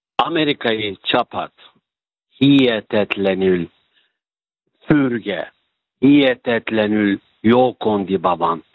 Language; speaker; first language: Hungarian; non-native, fluent; Turkish